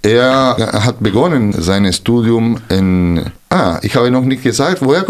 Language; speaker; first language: German; non-native, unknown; Spanish